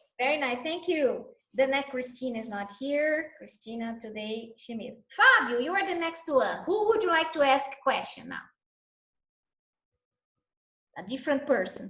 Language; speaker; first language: English; non-native, fluent; Portuguese